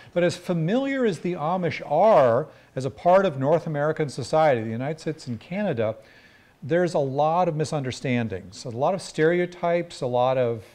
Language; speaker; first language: English; native; English